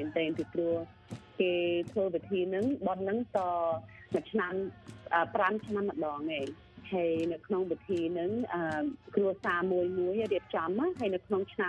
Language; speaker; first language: Khmer; early bilingual, heritage; Khmer